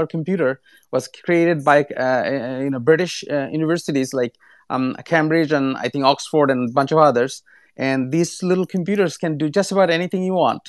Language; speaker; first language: English; non-native, local second language; Bangla